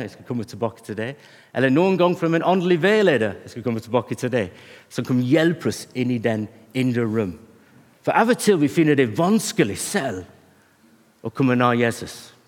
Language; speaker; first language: Norwegian; non-native, fluent; English